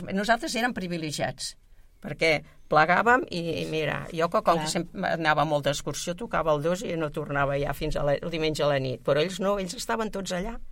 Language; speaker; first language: Catalan; native; Catalan